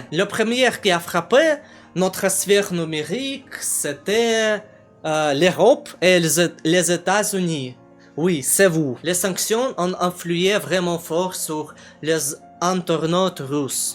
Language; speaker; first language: French; non-native, learner; Russian